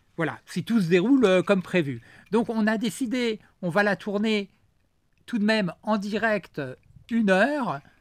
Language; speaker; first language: French; native; French